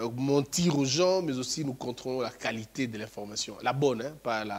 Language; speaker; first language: French; non-native, local second language; Lingala